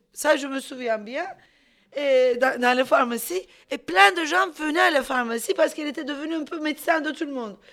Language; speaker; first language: French; non-native, fluent; Turkish